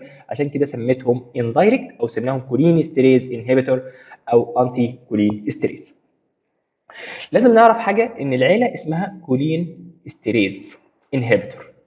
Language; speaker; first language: Arabic; native; Arabic